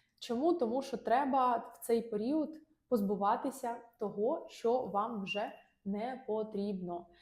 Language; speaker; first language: Ukrainian; non-native, local second language; Russian